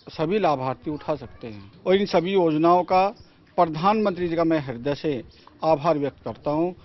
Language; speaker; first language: Hindi; native; Hindi